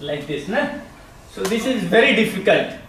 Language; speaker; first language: English; non-native, learner; Hindi